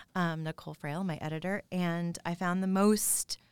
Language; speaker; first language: English; native; English